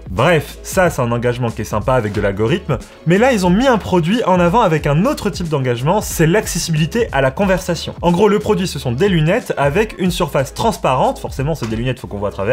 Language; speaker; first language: French; native; French